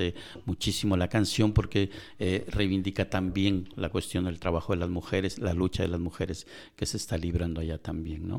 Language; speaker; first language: Spanish; native; Spanish